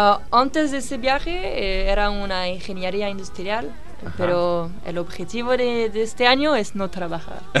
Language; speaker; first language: Spanish; non-native, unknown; French